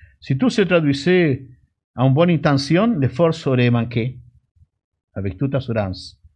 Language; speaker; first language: French; non-native, fluent; Spanish